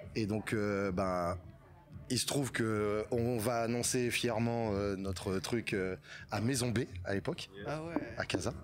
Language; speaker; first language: French; native; French